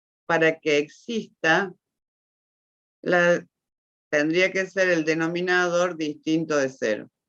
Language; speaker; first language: Spanish; native; Spanish